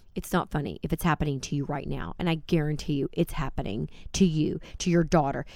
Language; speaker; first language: English; native; English